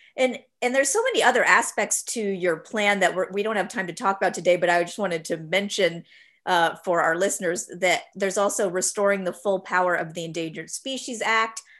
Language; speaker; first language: English; native; English